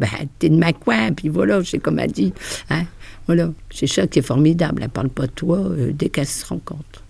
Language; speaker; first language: French; native; French